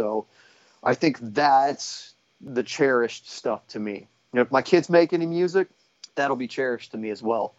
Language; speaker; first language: English; native; English